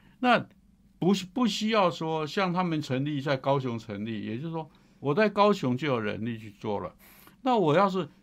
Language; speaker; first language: Chinese; native; Chinese